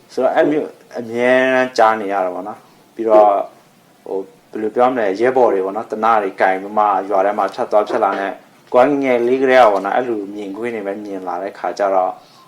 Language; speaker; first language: Burmese; non-native, local second language; S'gaw Karen